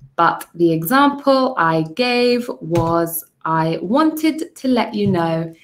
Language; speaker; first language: English; native; English